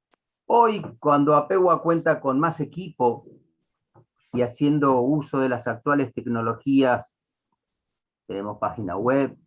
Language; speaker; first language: Spanish; native; Spanish